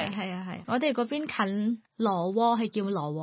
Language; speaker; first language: Cantonese; non-native, learner; Thai